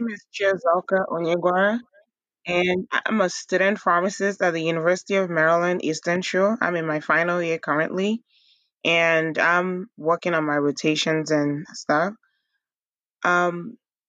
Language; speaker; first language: English; non-native, local second language; Igbo